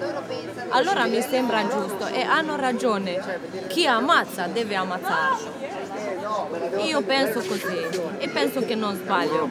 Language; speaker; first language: Italian; non-native, learner; Romanian